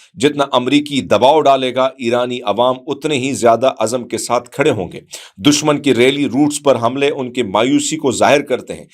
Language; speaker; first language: Urdu; non-native, local second language; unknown